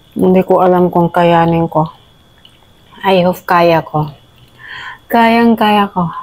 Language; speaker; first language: Filipino; native; Filipino